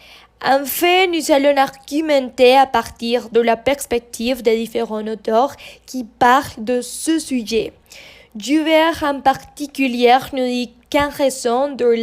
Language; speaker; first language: French; non-native, learner; Spanish